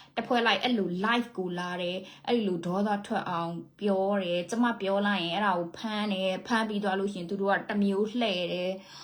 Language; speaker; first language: Burmese; native; Burmese